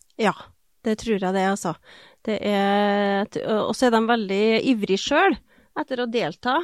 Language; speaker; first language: Norwegian; native; Norwegian